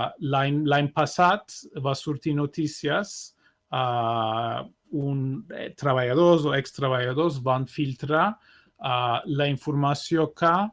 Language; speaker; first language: Catalan; non-native, fluent; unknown